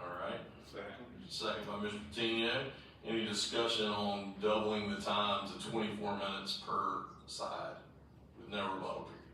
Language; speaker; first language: English; native; English